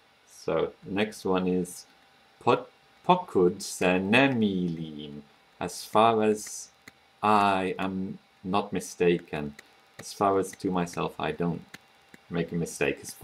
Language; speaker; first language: English; native; English